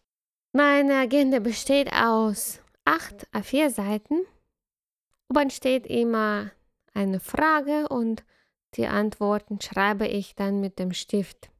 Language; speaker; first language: German; non-native, fluent; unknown